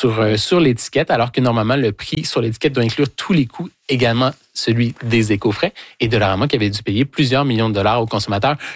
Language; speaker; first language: French; native; French